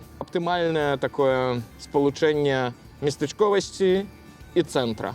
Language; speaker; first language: Belarusian; non-native, local second language; Russian